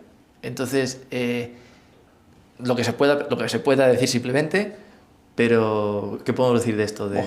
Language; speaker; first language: Spanish; native; Spanish